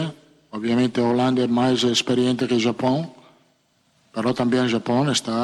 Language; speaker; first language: Portuguese; non-native, fluent; Italian